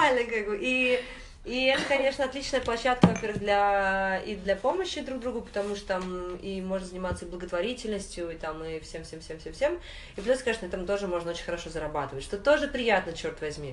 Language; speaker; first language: Russian; native; Russian